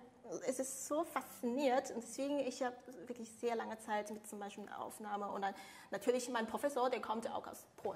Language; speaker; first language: German; non-native, fluent; Chinese